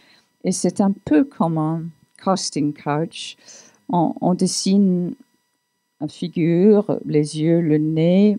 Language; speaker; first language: French; non-native, fluent; English